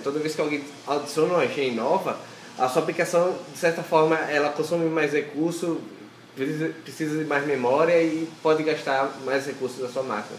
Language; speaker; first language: Portuguese; native; Portuguese